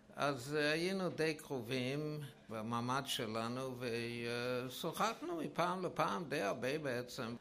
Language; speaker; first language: Hebrew; non-native, fluent; English